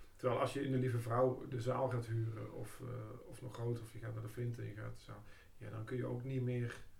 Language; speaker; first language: Dutch; native; Dutch